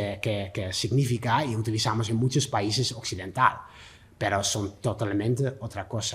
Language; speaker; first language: Spanish; non-native, learner; Dutch